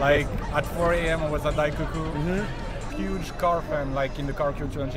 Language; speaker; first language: English; non-native, fluent; French